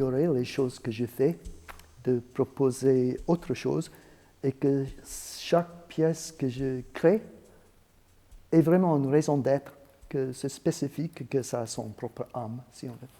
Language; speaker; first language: French; non-native, fluent; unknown